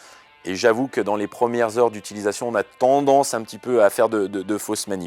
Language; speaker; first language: French; native; French